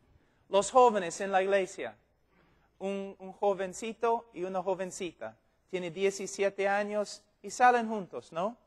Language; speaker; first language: Spanish; non-native, fluent; English